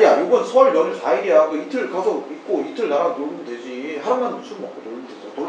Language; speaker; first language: Korean; native; Korean